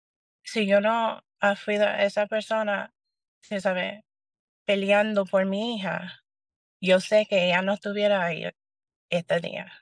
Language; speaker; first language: Spanish; early bilingual, heritage; Spanish